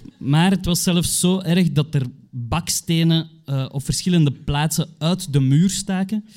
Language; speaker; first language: Dutch; native; Dutch